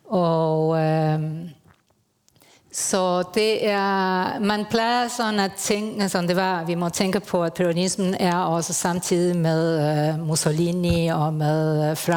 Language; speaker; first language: Danish; early bilingual, heritage; Spanish